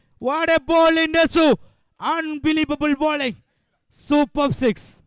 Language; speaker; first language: English; non-native, local second language; Malayalam